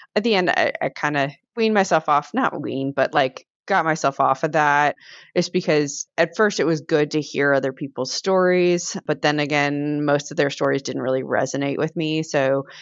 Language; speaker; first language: English; native; English